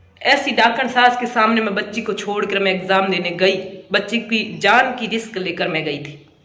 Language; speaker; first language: Hindi; native; Hindi